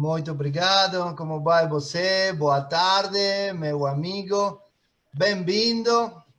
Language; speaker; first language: Portuguese; non-native, fluent; Spanish